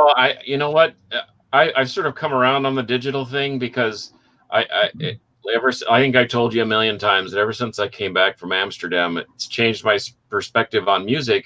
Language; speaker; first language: English; native; English